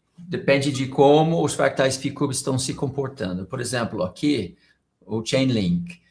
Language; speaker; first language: Portuguese; non-native, fluent; English